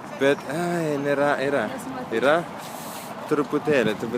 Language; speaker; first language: Lithuanian; non-native, learner; Italian